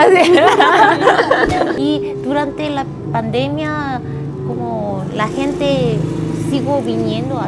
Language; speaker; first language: Spanish; non-native, learner; Korean